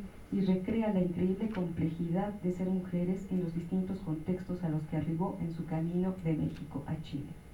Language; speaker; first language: Spanish; native; Spanish